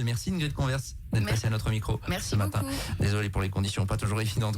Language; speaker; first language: French; native; French